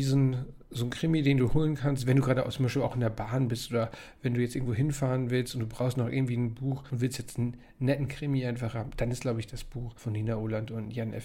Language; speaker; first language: German; native; German